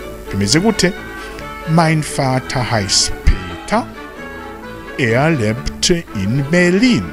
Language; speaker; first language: German; non-native, learner; Rundi